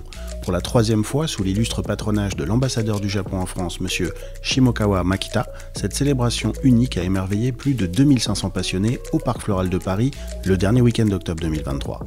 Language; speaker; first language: French; native; French